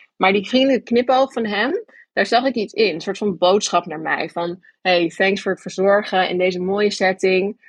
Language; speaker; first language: Dutch; early bilingual, other home language; English